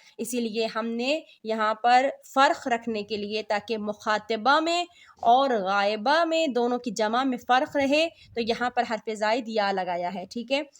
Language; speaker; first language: Urdu; native; Urdu